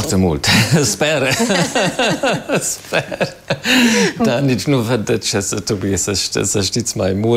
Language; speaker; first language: Romanian; non-native, fluent; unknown